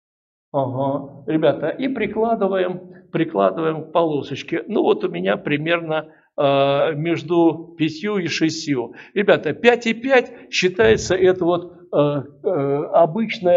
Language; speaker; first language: Russian; native; Russian